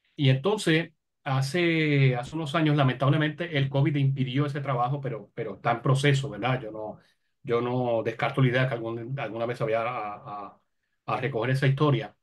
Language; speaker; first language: Spanish; native; Spanish